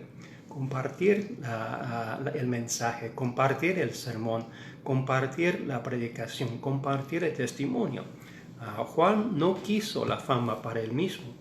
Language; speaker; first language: Spanish; non-native, fluent; English